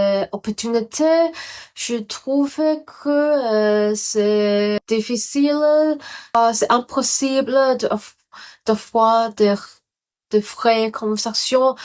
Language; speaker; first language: French; non-native, learner; Cantonese